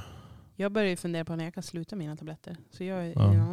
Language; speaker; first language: Swedish; native; Swedish